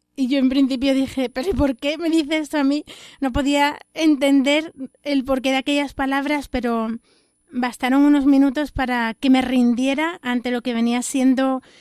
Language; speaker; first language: Spanish; native; Spanish